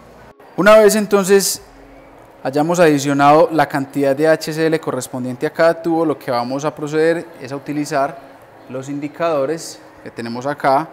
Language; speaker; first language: Spanish; native; Spanish